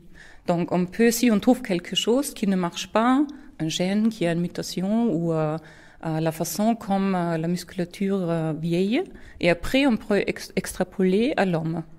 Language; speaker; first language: French; non-native, fluent; German